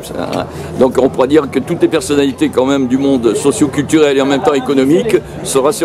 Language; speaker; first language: French; native; French